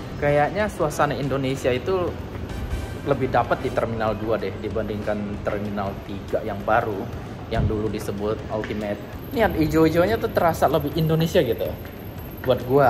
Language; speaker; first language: Indonesian; native; Indonesian